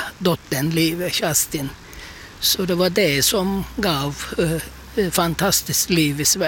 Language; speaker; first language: Swedish; non-native, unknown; Turkish